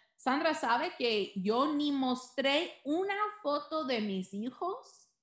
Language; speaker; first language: Spanish; early bilingual, heritage; Spanish